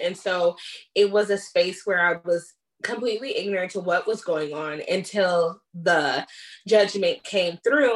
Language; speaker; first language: English; native; English